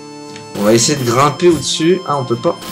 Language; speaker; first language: French; native; French